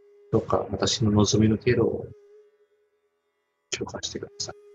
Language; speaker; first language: Japanese; non-native, fluent; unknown